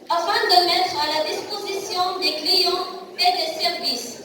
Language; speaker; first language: French; non-native, learner; Arabic